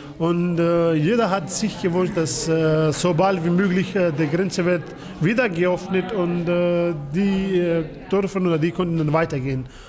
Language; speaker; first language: German; non-native, fluent; Persian